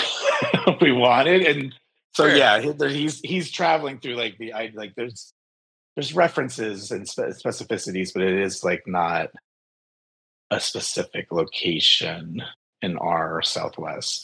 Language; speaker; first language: English; native; English